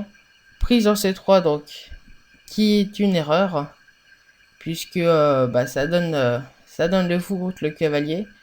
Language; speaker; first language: French; native; French